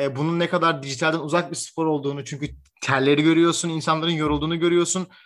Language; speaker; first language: Turkish; native; Turkish